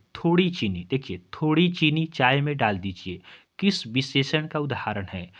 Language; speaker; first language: Hindi; native; Hindi